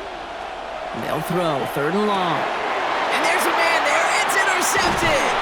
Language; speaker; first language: English; native; English